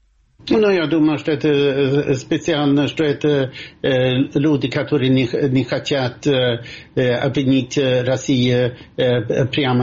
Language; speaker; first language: Russian; non-native, fluent; Swedish